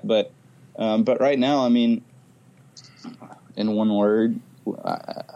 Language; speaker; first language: English; native; English